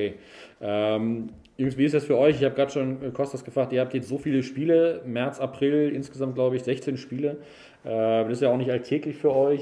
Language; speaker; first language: German; native; German